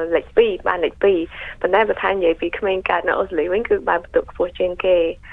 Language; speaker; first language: Khmer; early bilingual, heritage; Khmer